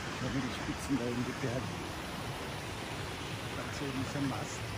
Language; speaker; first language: German; native; German